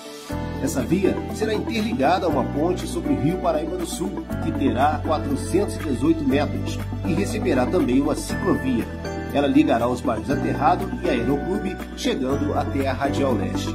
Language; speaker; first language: Portuguese; native; Portuguese